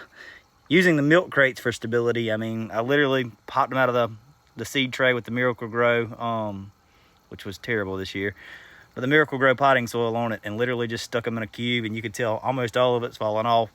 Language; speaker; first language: English; native; English